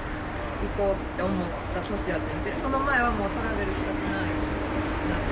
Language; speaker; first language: Japanese; native; Japanese